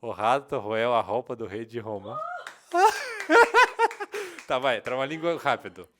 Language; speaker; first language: Portuguese; non-native, fluent; Russian